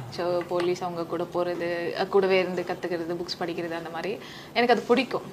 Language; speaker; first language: Tamil; early bilingual, heritage; Tamil